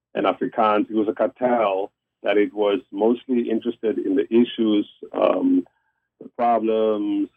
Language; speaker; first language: English; non-native, local second language; Afrikaans